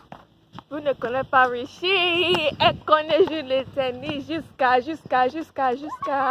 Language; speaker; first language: French; early bilingual, heritage; English